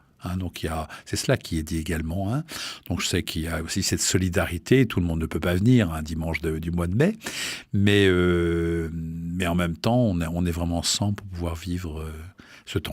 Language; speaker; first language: French; native; French